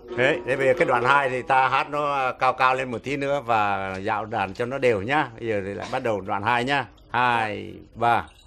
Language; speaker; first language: Vietnamese; non-native, local second language; Tày